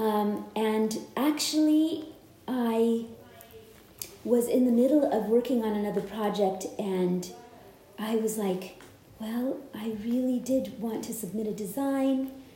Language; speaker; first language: English; native; English